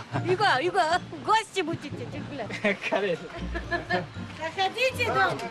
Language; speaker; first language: Russian; non-native, local second language; Kyrgyz